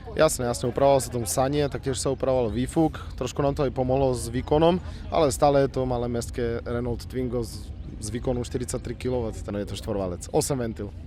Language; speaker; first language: Slovak; native; Slovak